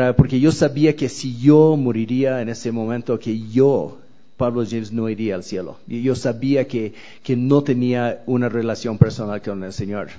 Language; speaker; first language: Spanish; non-native, fluent; English